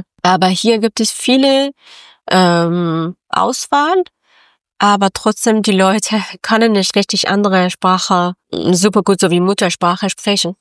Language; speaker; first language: German; non-native, learner; Persian